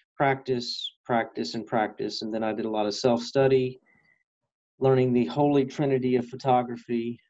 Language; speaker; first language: English; native; English